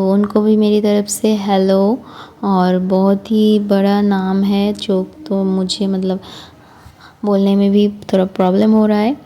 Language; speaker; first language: Hindi; non-native, local second language; Bangla